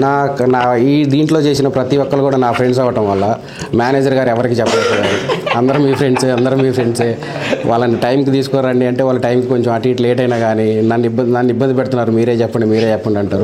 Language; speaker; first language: Telugu; native; Telugu